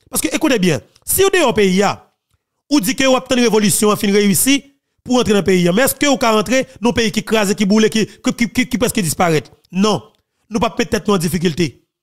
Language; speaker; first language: French; non-native, local second language; Haitian Creole